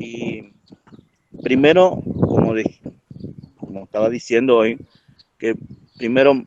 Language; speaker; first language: Spanish; non-native, local second language; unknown